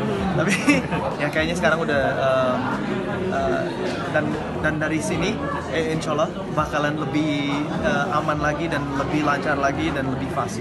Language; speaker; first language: Indonesian; early bilingual, heritage; English